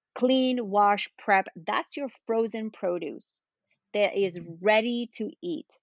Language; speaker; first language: English; non-native, fluent; Spanish